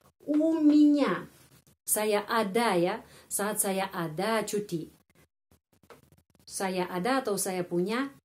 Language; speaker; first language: Indonesian; non-native, fluent; Russian